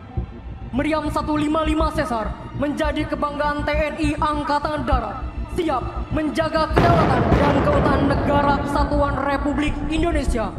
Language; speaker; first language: Indonesian; native; Indonesian